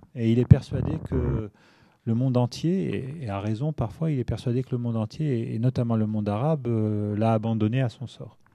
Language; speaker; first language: French; non-native, local second language; Arabic